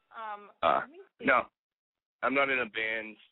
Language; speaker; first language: English; native; English